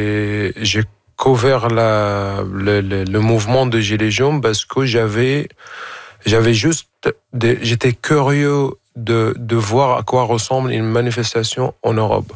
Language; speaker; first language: French; non-native, fluent; Arabic